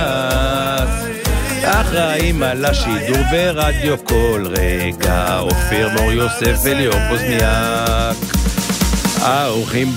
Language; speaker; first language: Hebrew; native; Hebrew